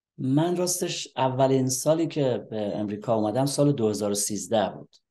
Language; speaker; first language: Persian; native; Persian